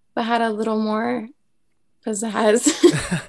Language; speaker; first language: English; native; English